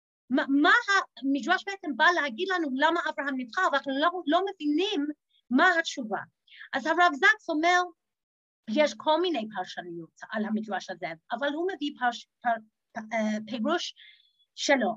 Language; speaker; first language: Hebrew; non-native, fluent; English